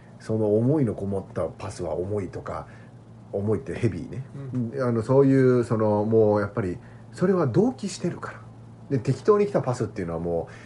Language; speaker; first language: Japanese; native; Japanese